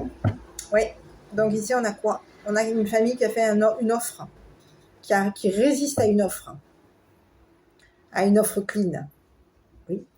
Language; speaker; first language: French; native; French